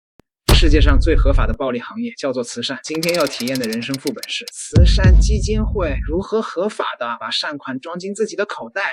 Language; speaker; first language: Chinese; native; Chinese